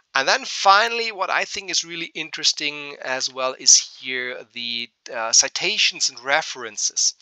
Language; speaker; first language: English; non-native, fluent; German